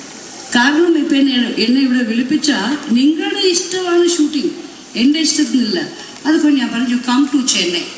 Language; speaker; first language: Malayalam; non-native, local second language; Tamil